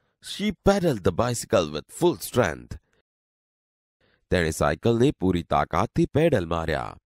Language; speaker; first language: English; non-native, local second language; Gujarati